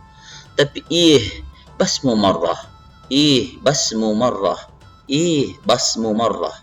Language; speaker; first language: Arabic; non-native, fluent; Indonesian